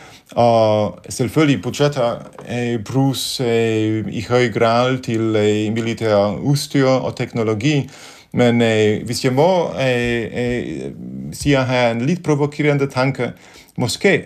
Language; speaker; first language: Danish; non-native, fluent; Polish